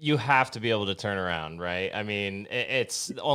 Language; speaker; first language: English; native; English